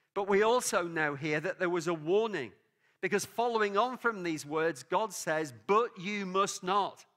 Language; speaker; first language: English; native; English